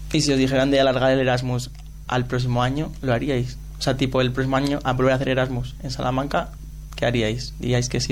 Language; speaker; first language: Spanish; native; Spanish